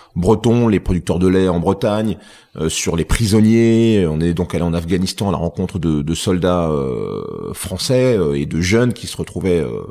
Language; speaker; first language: French; native; French